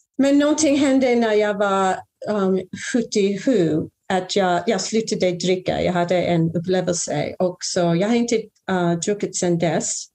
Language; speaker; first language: Swedish; non-native, fluent; English